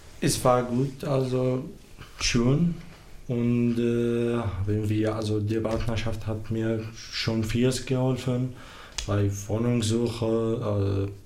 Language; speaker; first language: German; non-native, learner; Arabic